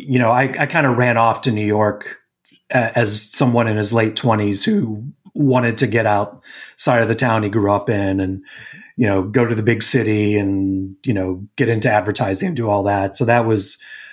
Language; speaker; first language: English; native; English